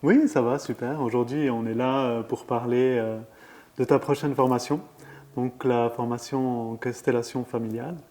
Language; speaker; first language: French; native; French